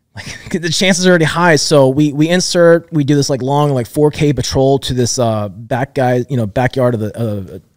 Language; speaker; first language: English; native; English